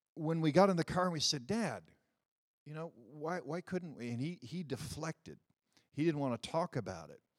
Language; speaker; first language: English; early bilingual, other home language; Dutch